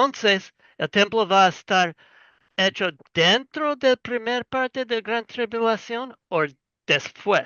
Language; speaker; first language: Spanish; non-native, learner; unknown